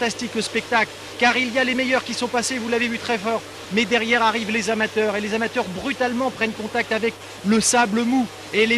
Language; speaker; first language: French; native; French